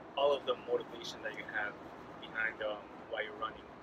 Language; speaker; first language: English; early bilingual, other home language; Spanish